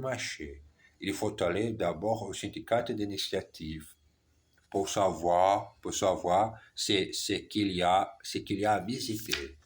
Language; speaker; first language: French; non-native, learner; German